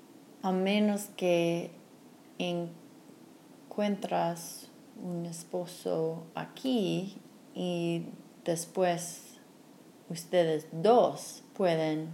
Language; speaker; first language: Spanish; non-native, fluent; English